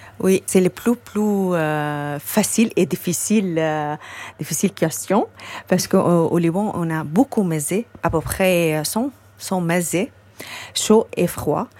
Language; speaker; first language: French; non-native, learner; Arabic